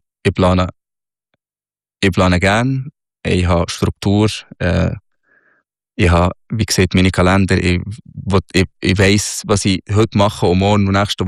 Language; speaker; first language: German; non-native, fluent; Arabic